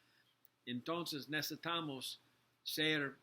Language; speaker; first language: Spanish; non-native, learner; English